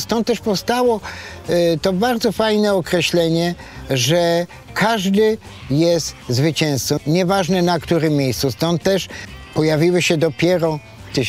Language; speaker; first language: Polish; native; Polish